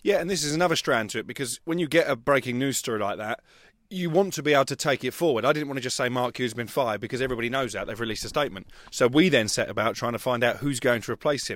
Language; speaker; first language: English; native; English